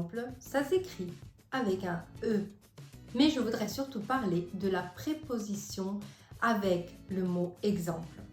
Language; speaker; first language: French; non-native, fluent; Italian